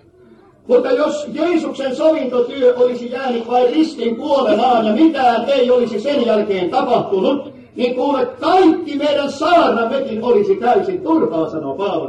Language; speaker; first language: Finnish; native; Finnish